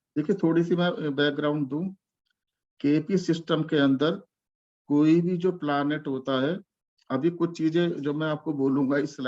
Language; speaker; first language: Hindi; native; Hindi